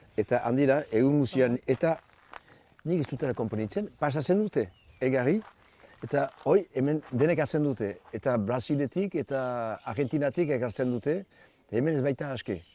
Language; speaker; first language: Basque; native; Basque